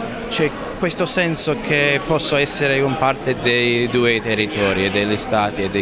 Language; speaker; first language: Italian; non-native, learner; English